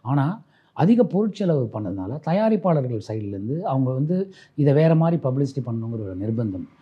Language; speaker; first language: Tamil; native; Tamil